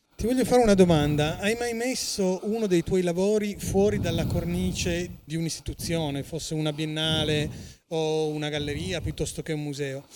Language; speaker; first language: Italian; native; Italian